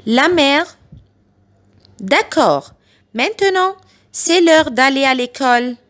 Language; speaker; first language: French; non-native, fluent; Arabic